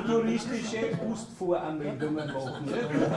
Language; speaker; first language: German; native; German